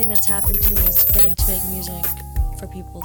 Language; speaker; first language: English; native; English